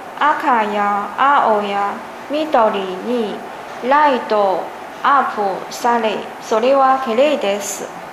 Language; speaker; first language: Japanese; non-native, learner; Chinese